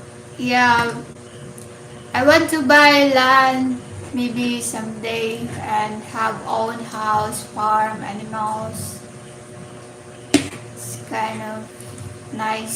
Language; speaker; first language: English; non-native, local second language; Filipino